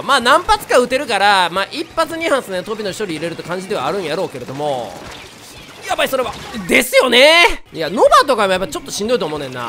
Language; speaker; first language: Japanese; native; Japanese